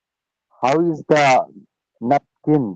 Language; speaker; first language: English; non-native, learner; Bangla